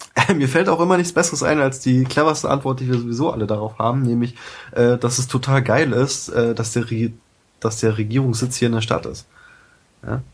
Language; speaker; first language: German; native; German